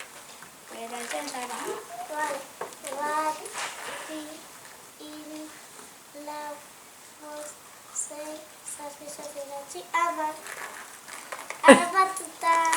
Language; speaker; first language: Basque; non-native, local second language; Spanish